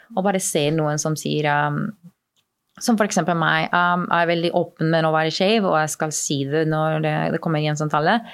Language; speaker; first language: Norwegian; non-native, fluent; Spanish